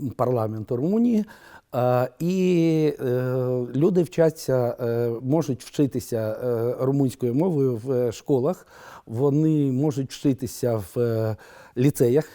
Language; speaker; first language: Ukrainian; non-native, local second language; Romanian